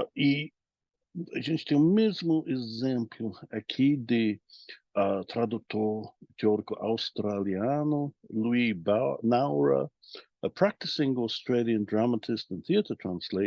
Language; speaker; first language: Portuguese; non-native, fluent; English